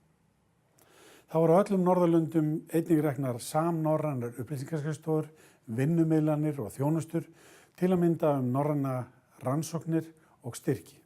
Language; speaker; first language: Icelandic; native; Icelandic